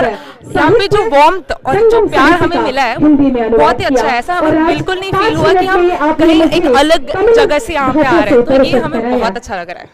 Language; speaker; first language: Hindi; non-native, local second language; Tamil